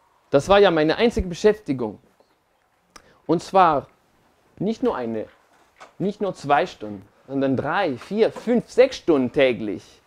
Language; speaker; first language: German; non-native, fluent; French